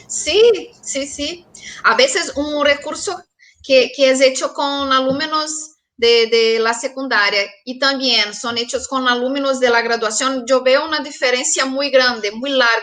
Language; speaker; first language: Spanish; non-native, fluent; Portuguese